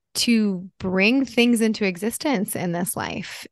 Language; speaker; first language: English; early bilingual, other home language; Italian